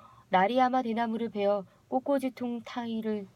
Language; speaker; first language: Korean; native; Korean